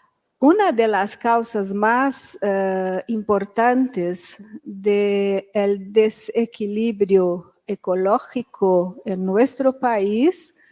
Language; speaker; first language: Spanish; non-native, fluent; Portuguese